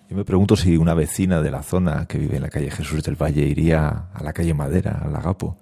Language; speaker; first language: Spanish; native; Spanish